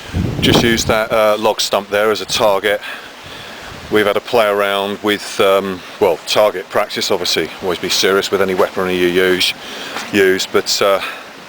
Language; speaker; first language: English; native; English